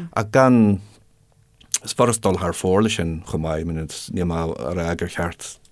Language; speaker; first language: Irish; non-native, local second language; English